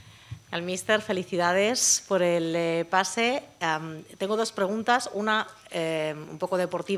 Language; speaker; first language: Spanish; native; Spanish